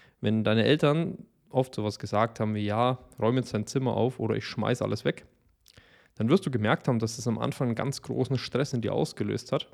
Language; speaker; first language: German; native; German